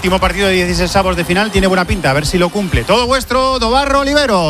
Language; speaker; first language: Spanish; native; Spanish